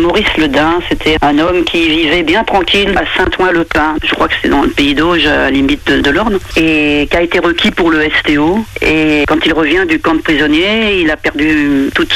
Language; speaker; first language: French; native; French